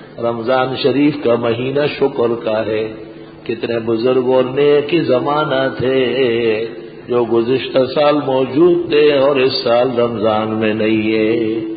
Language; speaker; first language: Urdu; non-native, local second language; Pashto